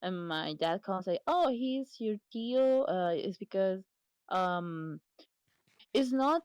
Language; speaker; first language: English; non-native, learner; Spanish